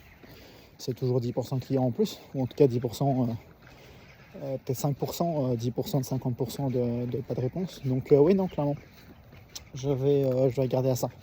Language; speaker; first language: French; native; French